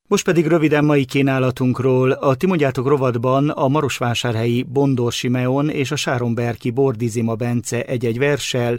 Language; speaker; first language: Hungarian; native; Hungarian